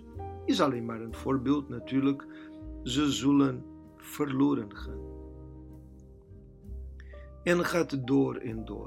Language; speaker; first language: Dutch; non-native, learner; Portuguese